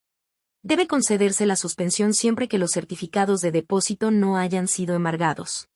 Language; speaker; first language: Spanish; native; Spanish